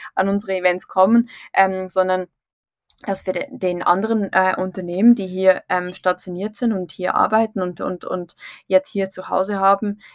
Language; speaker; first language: German; native; German